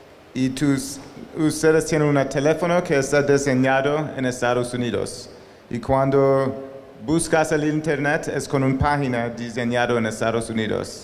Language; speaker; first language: Spanish; non-native, learner; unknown